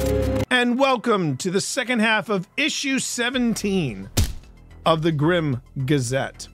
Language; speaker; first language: English; native; English